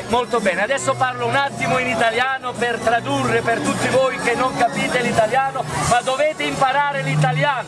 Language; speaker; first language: Italian; non-native, learner; Portuguese